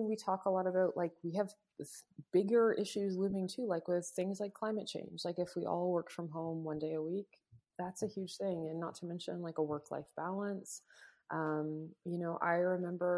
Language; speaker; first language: English; native; English